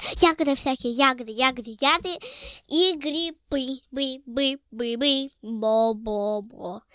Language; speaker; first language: Russian; early bilingual, heritage; Russian